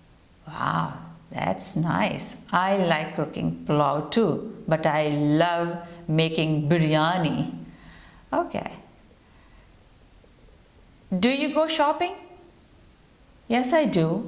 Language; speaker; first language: English; non-native, fluent; Urdu